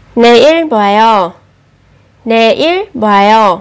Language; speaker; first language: Korean; non-native, fluent; Vietnamese